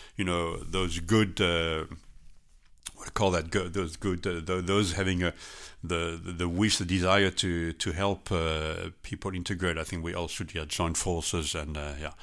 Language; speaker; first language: English; non-native, fluent; French